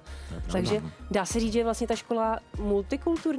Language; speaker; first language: Czech; native; Czech